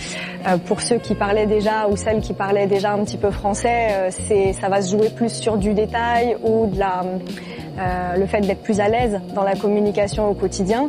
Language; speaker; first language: French; native; French